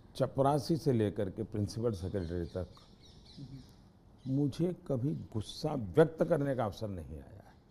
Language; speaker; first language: Hindi; non-native, local second language; Gujarati